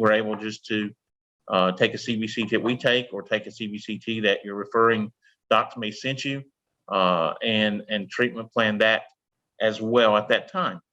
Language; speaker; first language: English; native; English